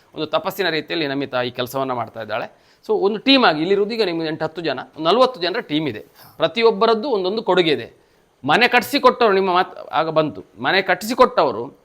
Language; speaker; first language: Kannada; native; Kannada